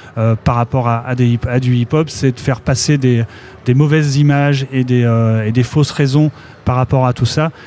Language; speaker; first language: French; native; French